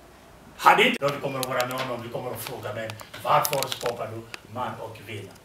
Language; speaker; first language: Swedish; non-native, fluent; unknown